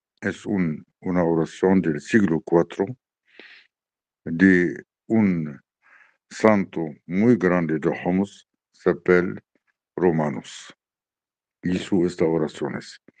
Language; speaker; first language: Spanish; non-native, learner; Arabic